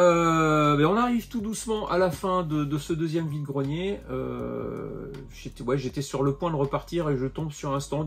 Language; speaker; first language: French; native; French